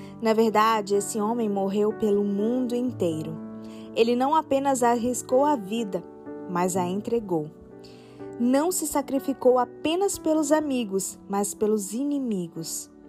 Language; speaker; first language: Portuguese; native; Portuguese